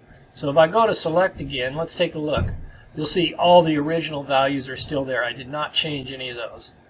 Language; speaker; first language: English; native; English